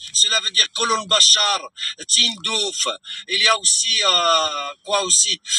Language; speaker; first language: French; non-native, local second language; Arabic